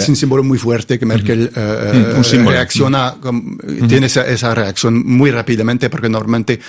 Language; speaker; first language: Spanish; non-native, fluent; German